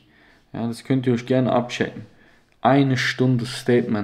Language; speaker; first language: German; native; German